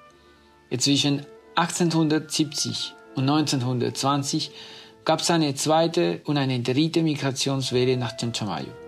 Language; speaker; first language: German; non-native, fluent; Spanish